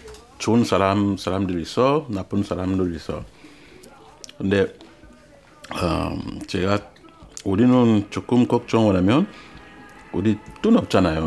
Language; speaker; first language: Korean; non-native, learner; French